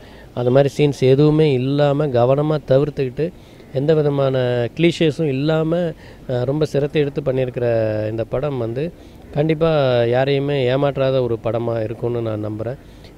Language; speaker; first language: Tamil; native; Tamil